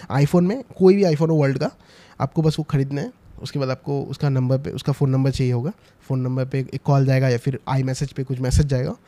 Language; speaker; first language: Hindi; non-native, local second language; Assamese